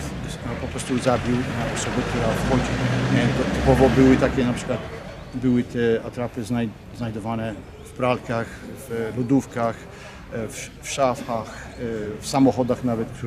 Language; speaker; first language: Polish; early bilingual, heritage; Polish